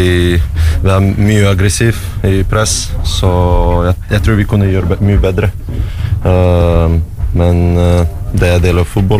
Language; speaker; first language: Norwegian; non-native, fluent; Russian